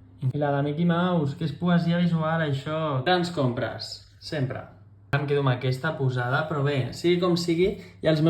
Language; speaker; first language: Catalan; native; Catalan